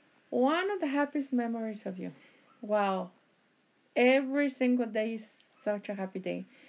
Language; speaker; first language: English; early bilingual, other home language; Spanish